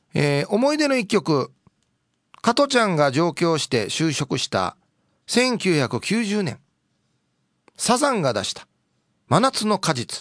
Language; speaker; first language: Japanese; native; Japanese